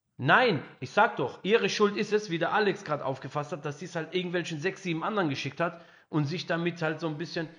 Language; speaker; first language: German; early bilingual, other home language; Arabic